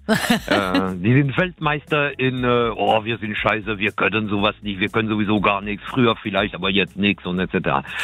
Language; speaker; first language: German; non-native, fluent; French